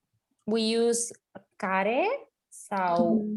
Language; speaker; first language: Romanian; non-native, learner; Spanish